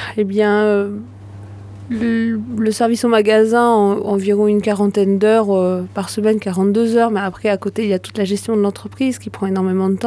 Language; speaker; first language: French; native; French